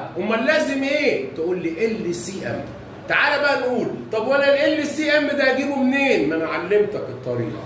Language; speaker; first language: Arabic; native; Arabic